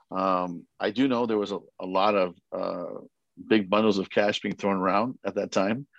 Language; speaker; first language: English; early bilingual, other home language; Korean